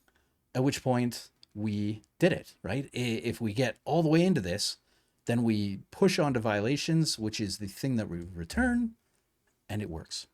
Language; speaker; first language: English; native; English